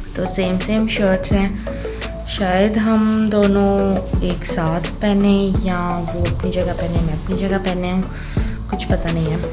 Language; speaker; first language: Urdu; native; Urdu